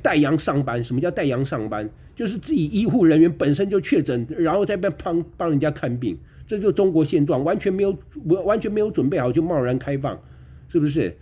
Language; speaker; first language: Chinese; native; Chinese